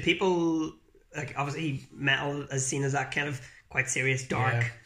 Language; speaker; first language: English; native; English